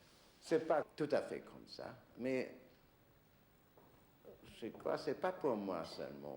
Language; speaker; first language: French; non-native, fluent; German